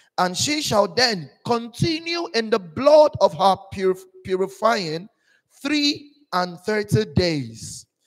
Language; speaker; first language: English; non-native, local second language; Igbo